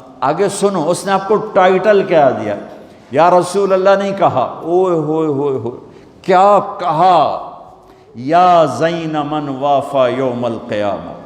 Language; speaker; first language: Urdu; non-native, local second language; Punjabi